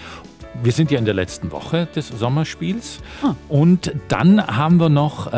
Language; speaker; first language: German; native; German